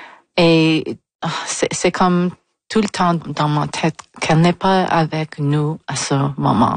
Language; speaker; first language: French; non-native, local second language; English